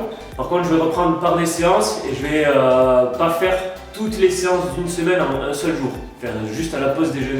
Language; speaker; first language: French; native; French